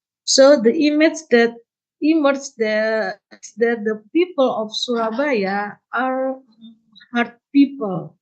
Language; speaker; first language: English; non-native, learner; Indonesian